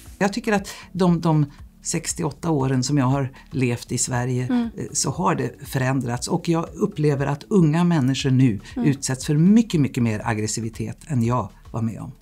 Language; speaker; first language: Swedish; native; Swedish